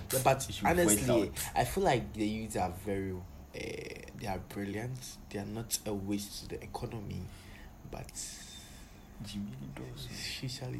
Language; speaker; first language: English; non-native, local second language; Akan